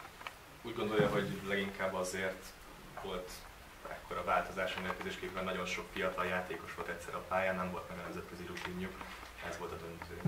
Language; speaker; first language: Hungarian; native; Hungarian